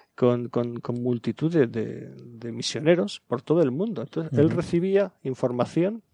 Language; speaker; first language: Spanish; native; Spanish